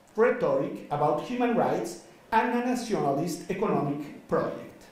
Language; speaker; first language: English; non-native, fluent; Spanish